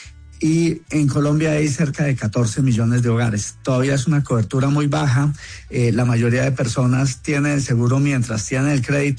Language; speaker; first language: Spanish; native; Spanish